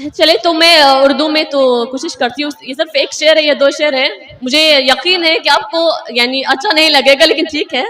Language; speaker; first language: Urdu; non-native, fluent; Arabic